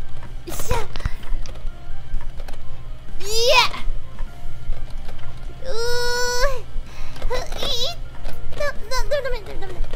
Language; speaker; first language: Japanese; non-native, learner; Indonesian